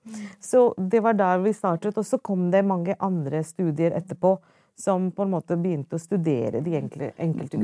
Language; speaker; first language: Norwegian; non-native, fluent; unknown